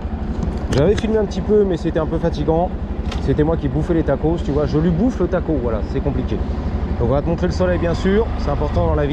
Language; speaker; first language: French; native; French